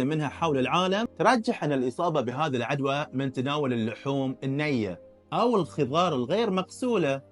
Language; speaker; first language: Arabic; native; Arabic